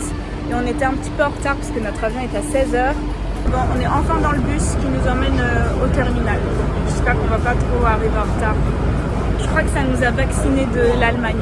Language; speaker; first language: French; native; French